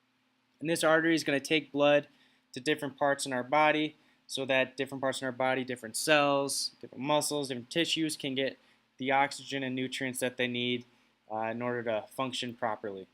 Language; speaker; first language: English; native; English